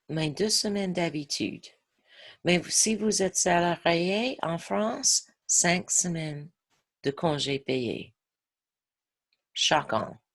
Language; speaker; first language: French; non-native, fluent; English